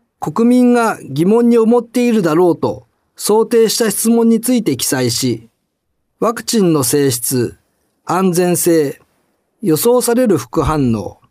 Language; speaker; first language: Japanese; native; Japanese